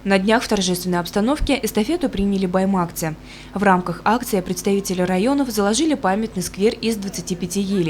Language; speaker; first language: Russian; native; Russian